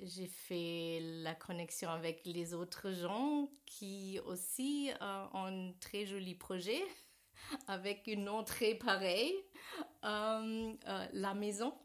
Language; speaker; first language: French; non-native, learner; German